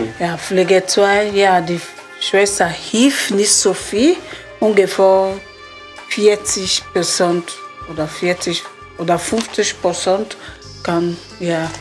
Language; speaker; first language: German; non-native, learner; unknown